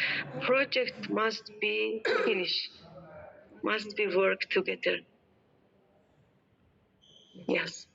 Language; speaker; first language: English; non-native, learner; Mongolian